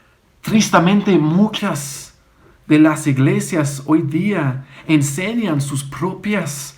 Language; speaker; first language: Spanish; non-native, fluent; English